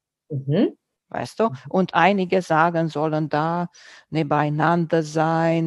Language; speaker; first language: German; non-native, fluent; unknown